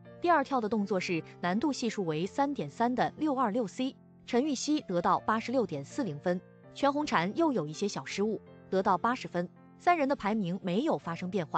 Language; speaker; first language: Chinese; native; Chinese